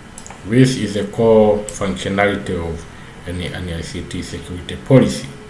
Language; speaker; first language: English; non-native, local second language; Swahili